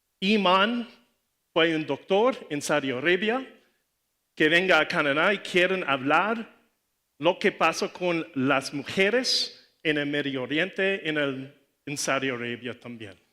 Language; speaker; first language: Spanish; non-native, learner; English